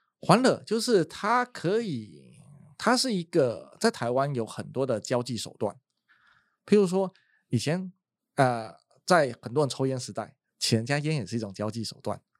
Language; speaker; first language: Chinese; native; Chinese